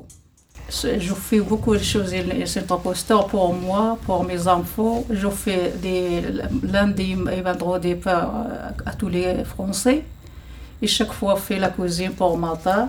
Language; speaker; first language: French; non-native, learner; Arabic